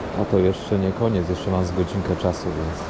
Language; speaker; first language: Polish; native; Polish